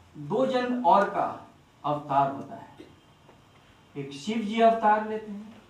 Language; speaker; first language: Hindi; non-native, local second language; Bangla